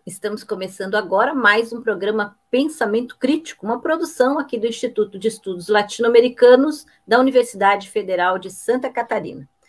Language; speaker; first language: Portuguese; native; Portuguese